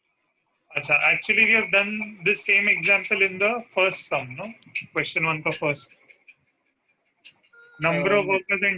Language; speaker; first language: English; non-native, local second language; Hindi